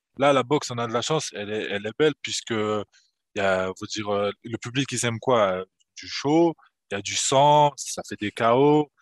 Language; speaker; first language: French; early bilingual, other home language; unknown